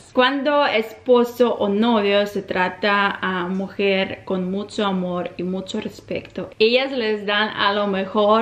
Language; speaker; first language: Spanish; non-native, fluent; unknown